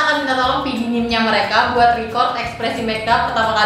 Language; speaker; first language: Indonesian; native; Indonesian